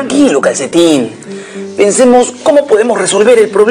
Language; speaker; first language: Spanish; native; Spanish